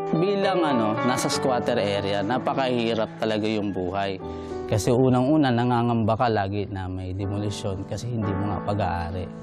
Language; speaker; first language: Filipino; non-native, local second language; Cebuano